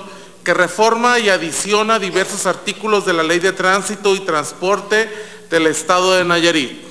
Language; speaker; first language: Spanish; native; Spanish